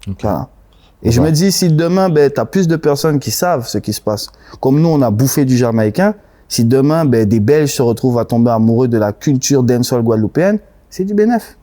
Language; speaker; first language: French; native; French